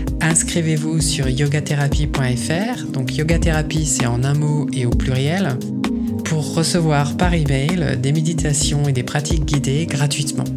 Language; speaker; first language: French; native; French